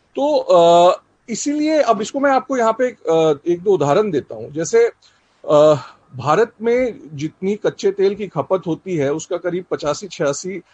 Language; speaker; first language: Hindi; native; Hindi